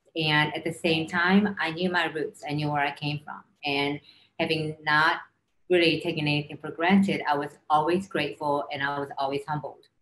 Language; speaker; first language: English; early bilingual, other home language; Korean